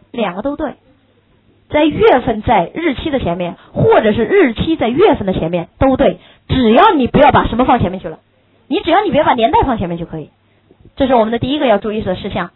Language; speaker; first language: Chinese; native; Chinese